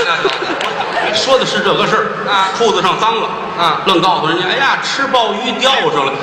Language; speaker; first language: Chinese; native; Chinese